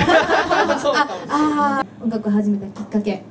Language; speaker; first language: Japanese; native; Japanese